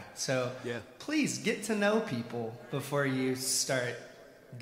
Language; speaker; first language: English; native; English